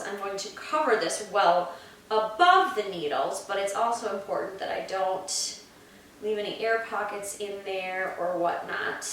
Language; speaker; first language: English; native; English